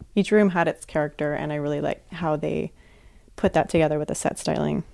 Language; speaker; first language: English; native; English